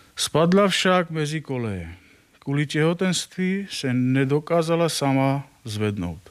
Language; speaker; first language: Czech; non-native, fluent; Armenian